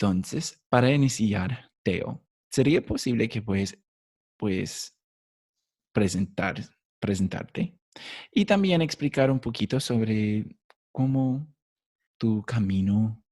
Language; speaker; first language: Spanish; non-native, fluent; English